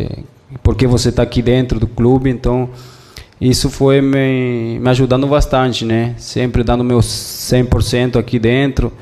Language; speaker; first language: Portuguese; non-native, fluent; Spanish